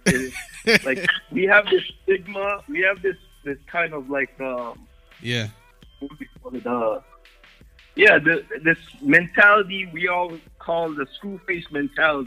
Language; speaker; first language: English; native; English